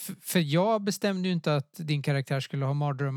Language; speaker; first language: Swedish; native; Swedish